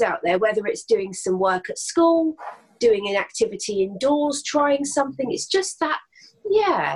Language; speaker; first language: English; native; English